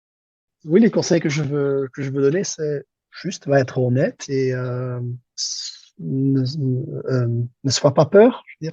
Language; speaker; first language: French; non-native, local second language; Dutch